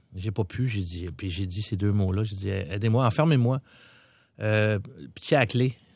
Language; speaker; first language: French; native; French